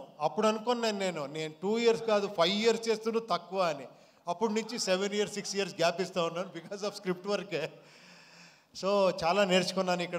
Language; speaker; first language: Telugu; non-native, local second language; Kannada